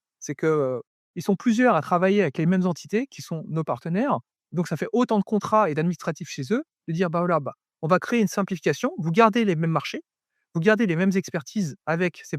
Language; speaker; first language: French; native; French